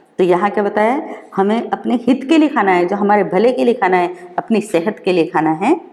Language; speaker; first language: Hindi; native; Hindi